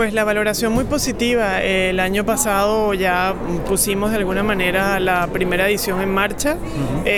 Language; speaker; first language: Spanish; native; Spanish